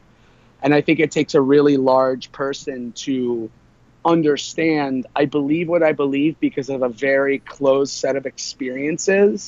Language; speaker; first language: English; native; English